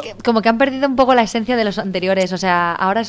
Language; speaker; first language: Spanish; native; Spanish